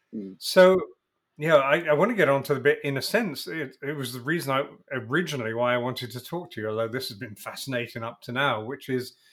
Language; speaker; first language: English; native; English